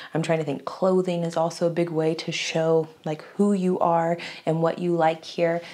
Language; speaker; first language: English; native; English